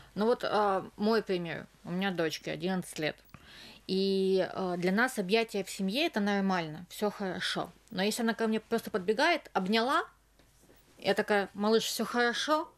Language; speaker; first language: Russian; native; Russian